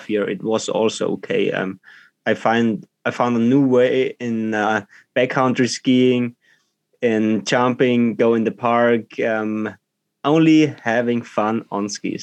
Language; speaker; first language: English; non-native, learner; German